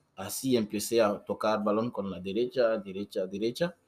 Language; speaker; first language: Spanish; non-native, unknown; Susu